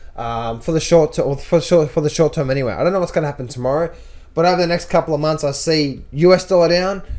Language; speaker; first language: English; native; English